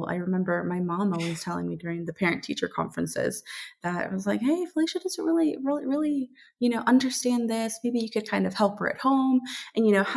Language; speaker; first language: English; native; English